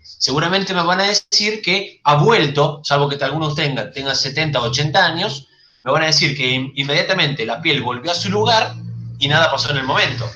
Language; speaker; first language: Spanish; native; Spanish